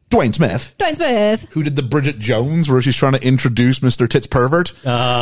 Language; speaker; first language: English; native; English